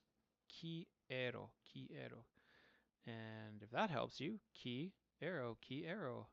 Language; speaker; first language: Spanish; non-native, fluent; English